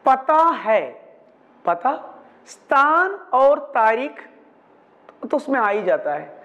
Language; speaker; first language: Hindi; non-native, local second language; Malayalam